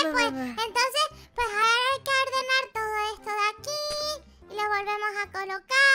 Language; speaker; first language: Spanish; native; Spanish